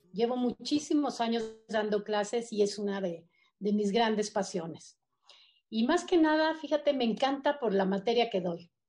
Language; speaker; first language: Spanish; native; Spanish